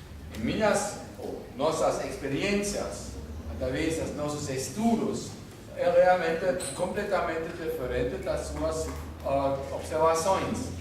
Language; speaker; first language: Portuguese; non-native, fluent; German